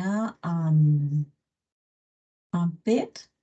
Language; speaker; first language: English; non-native, learner; Spanish